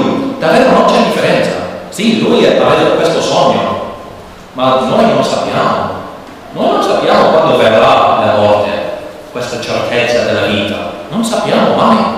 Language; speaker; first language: Italian; non-native, learner; English